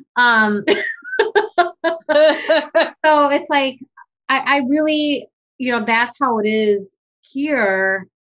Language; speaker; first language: English; native; English